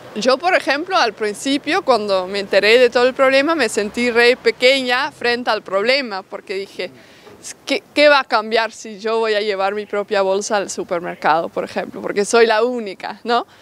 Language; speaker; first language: Spanish; non-native, fluent; Dutch